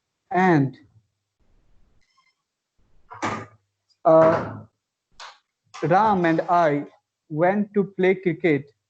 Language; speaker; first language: English; non-native, learner; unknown